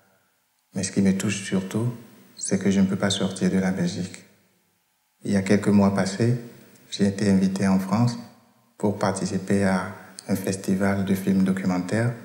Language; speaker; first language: French; non-native, fluent; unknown